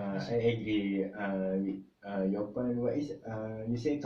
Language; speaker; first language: English; non-native, local second language; Malay